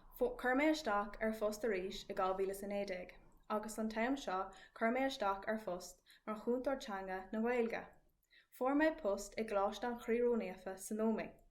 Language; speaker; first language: Irish; non-native, local second language; English